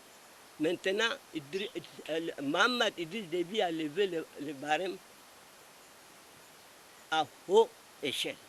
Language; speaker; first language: French; non-native, local second language; Arabic